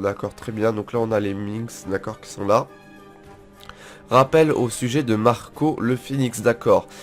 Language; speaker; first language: French; native; French